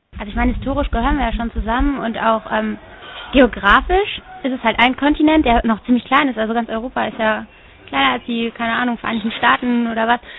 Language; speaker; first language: German; native; German